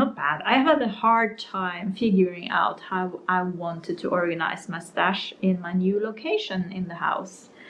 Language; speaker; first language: English; non-native, fluent; Norwegian